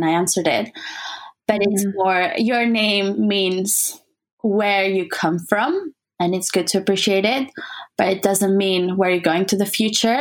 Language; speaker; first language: English; non-native, fluent; Spanish